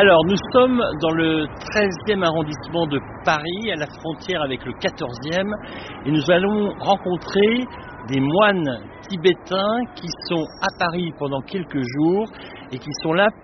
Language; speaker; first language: French; native; French